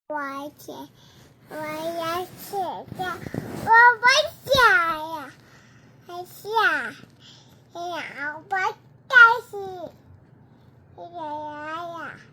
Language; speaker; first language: Chinese; non-native, learner; Lao